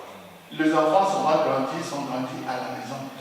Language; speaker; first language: French; non-native, learner; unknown